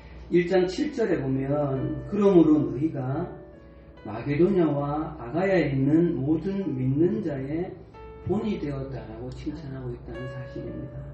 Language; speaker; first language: Korean; native; Korean